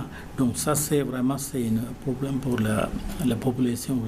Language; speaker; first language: French; non-native, learner; Malayalam